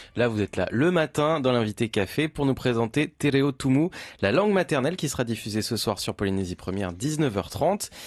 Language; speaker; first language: French; native; French